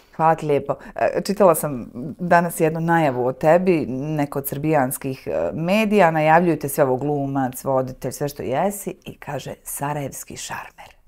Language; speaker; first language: Bosnian; native; Bosnian